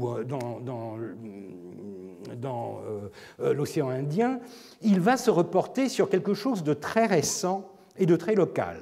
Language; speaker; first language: French; non-native, fluent; Turkish